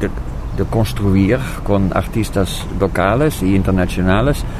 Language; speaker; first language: Spanish; non-native, fluent; Dutch